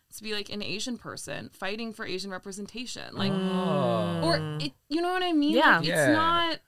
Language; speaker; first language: English; native; English